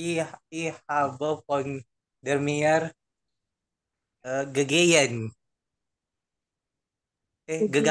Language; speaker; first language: German; non-native, learner; Indonesian